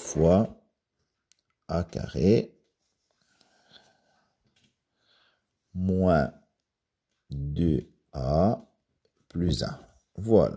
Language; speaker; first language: French; native; French